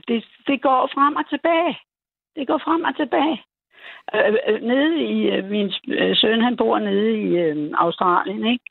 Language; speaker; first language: Danish; native; Danish